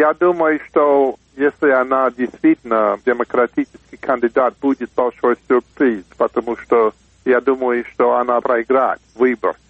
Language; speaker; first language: Russian; non-native, fluent; English